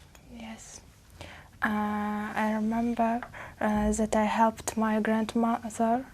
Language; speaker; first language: English; non-native, learner; Uzbek